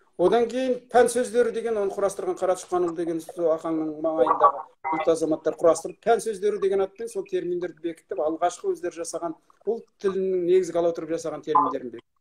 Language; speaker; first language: Kazakh; native; Kazakh